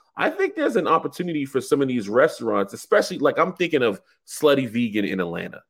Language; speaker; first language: English; native; English